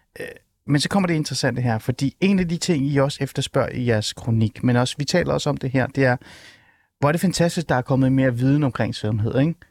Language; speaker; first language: Danish; early bilingual, other home language; Persian